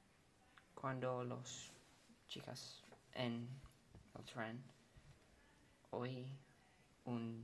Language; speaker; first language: Spanish; non-native, learner; English